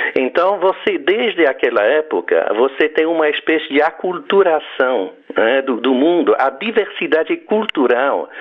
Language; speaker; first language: Portuguese; non-native, fluent; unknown